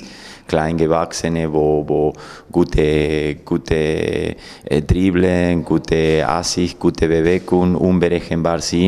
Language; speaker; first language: German; non-native, fluent; Spanish